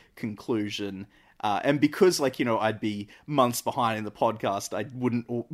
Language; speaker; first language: English; native; English